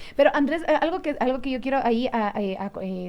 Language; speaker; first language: Spanish; native; Spanish